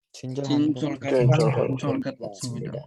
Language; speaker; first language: Korean; non-native, learner; Indonesian